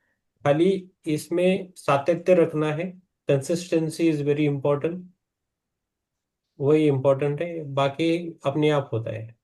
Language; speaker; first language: Hindi; native; Hindi